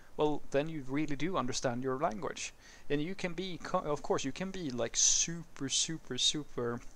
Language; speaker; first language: English; non-native, fluent; Swedish